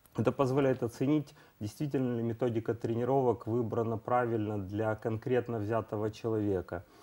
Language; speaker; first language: Russian; native; Russian